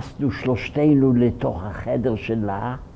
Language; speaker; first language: Hebrew; non-native, fluent; Ukrainian